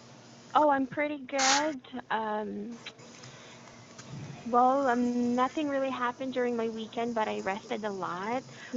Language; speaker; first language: English; non-native, fluent; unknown